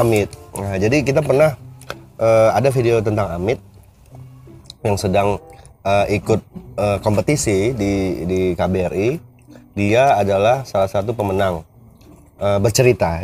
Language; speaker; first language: Indonesian; native; Indonesian